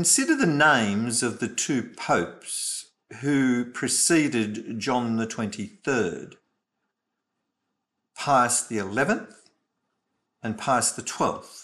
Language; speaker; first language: English; native; English